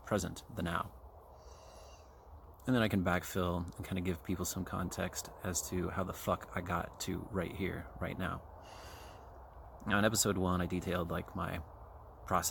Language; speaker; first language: English; native; English